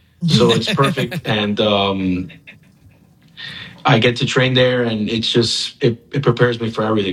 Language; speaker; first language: English; early bilingual, other home language; Spanish